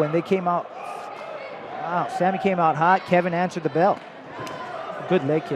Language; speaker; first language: English; native; English